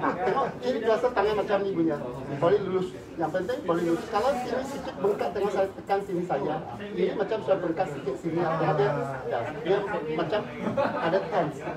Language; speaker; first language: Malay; non-native, local second language; Cantonese